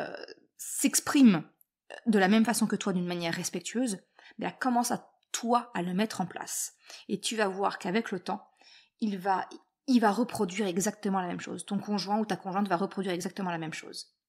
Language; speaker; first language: French; native; French